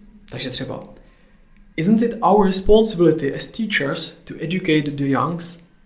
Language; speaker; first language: English; non-native, fluent; Czech